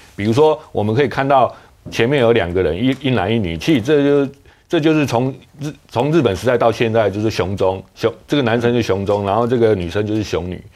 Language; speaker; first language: Chinese; native; Chinese